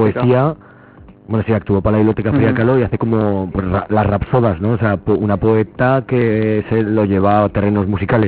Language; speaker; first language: Spanish; native; Spanish